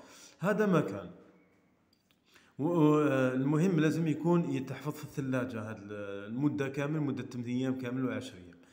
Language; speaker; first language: Arabic; native; Arabic